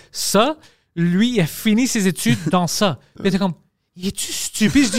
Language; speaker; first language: French; native; French